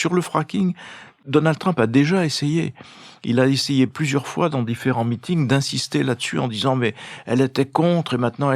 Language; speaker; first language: French; native; French